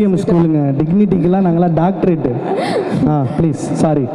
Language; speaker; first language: Tamil; native; Tamil